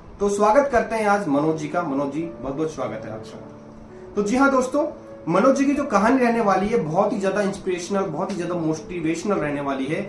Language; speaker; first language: Hindi; native; Hindi